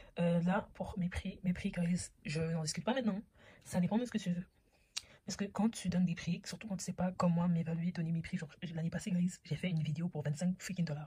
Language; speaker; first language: French; native; French